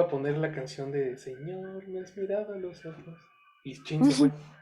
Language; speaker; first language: Spanish; native; Spanish